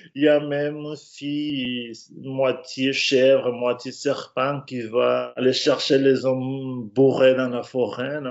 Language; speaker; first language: French; non-native, fluent; Spanish